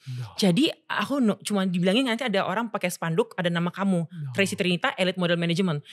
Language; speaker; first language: Indonesian; native; Indonesian